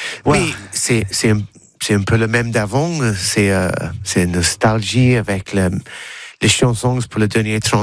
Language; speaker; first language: French; non-native, learner; English